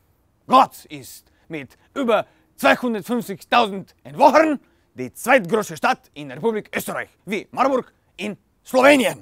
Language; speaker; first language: German; non-native, learner; Slovenian